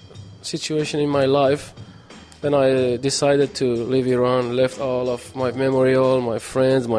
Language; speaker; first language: English; non-native, learner; Persian